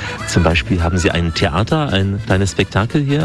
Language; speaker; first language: German; native; German